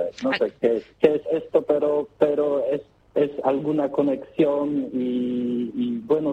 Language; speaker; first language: Spanish; non-native, learner; Polish